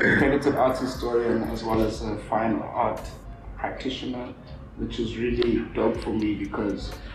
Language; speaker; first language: English; non-native, local second language; Afrikaans